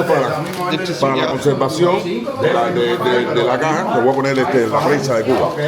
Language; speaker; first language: Spanish; native; Spanish